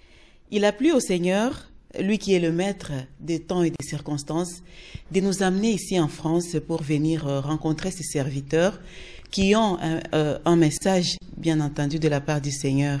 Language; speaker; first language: French; non-native, local second language; Lingala